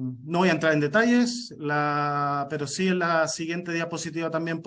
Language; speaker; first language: Spanish; native; Spanish